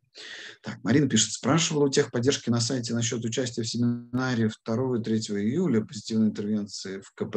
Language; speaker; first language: Russian; native; Russian